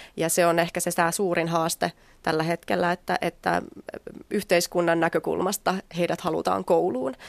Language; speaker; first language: Finnish; native; Finnish